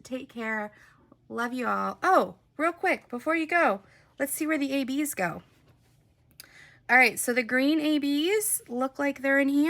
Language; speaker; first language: English; native; English